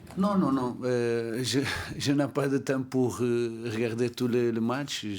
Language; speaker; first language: French; non-native, learner; Portuguese